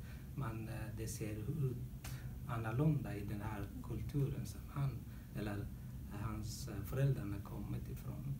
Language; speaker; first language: Swedish; non-native, learner; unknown